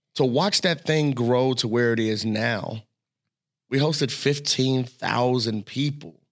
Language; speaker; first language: English; native; English